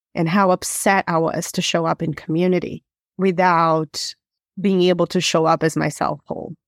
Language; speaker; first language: English; non-native, fluent; Portuguese